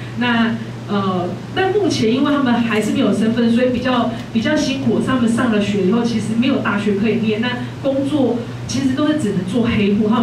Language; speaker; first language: Chinese; native; Chinese